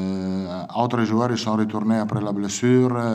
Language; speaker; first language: French; non-native, learner; Italian